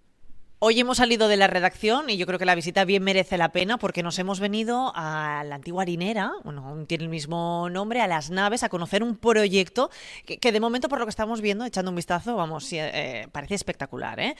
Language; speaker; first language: Spanish; native; Spanish